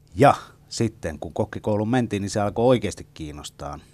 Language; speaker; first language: Finnish; native; Finnish